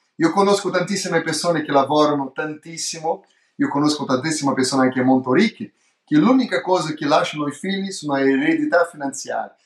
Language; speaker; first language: Italian; non-native, fluent; Portuguese